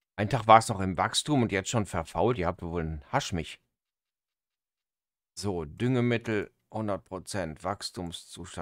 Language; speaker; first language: German; native; German